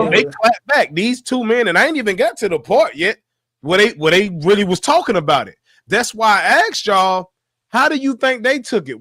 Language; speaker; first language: English; native; English